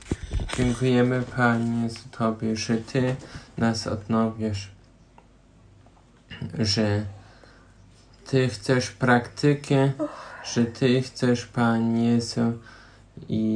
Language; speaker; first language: Polish; non-native, learner; German